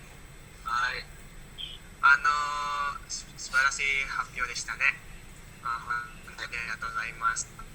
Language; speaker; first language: Japanese; non-native, learner; Indonesian